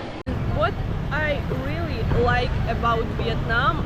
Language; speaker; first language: English; non-native, fluent; Ukrainian